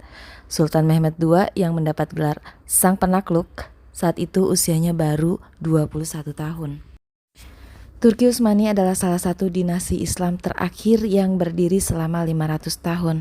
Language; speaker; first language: Indonesian; native; Indonesian